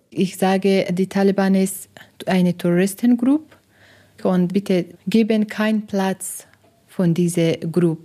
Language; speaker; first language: German; non-native, learner; Persian